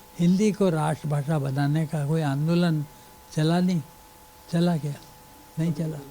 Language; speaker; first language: Hindi; native; Hindi